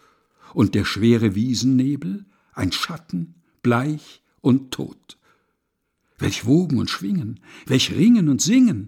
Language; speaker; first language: German; native; German